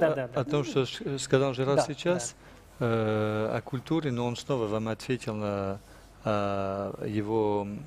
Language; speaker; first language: Russian; non-native, fluent; French